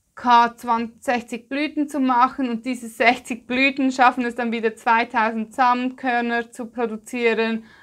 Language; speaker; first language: German; native; German